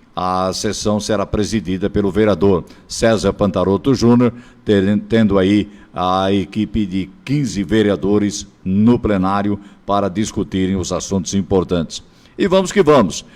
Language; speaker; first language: Portuguese; native; Portuguese